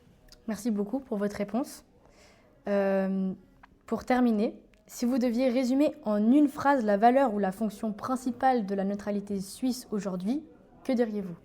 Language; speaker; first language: French; native; French